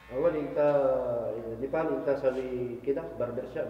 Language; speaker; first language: Arabic; non-native, learner; Filipino